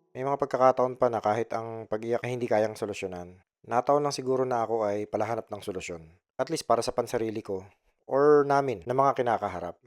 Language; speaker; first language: Filipino; native; Filipino